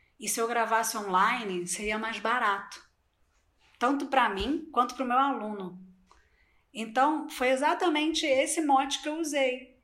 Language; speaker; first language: Portuguese; non-native, local second language; Spanish